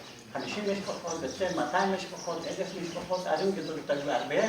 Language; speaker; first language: Hebrew; non-native, fluent; Persian